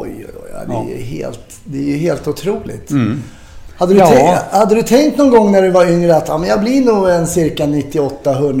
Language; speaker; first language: Swedish; native; Swedish